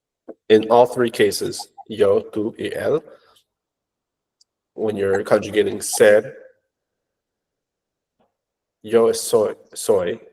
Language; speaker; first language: Spanish; non-native, learner; English